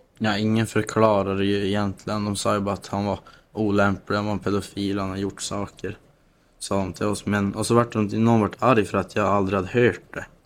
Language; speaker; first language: Swedish; native; Swedish